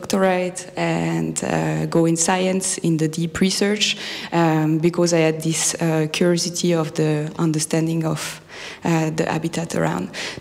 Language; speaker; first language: English; non-native, fluent; French